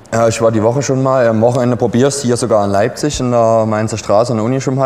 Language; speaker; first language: German; native; German